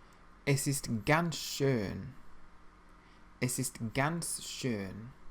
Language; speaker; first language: German; non-native, fluent; English